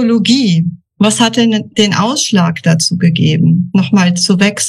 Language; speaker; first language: German; native; German